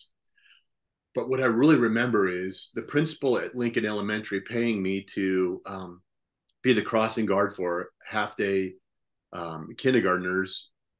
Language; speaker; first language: English; native; English